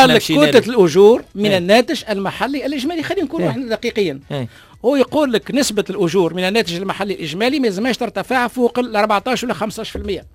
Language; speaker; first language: Arabic; native; Arabic